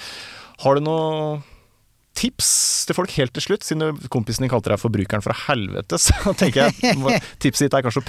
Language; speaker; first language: Norwegian; native; Norwegian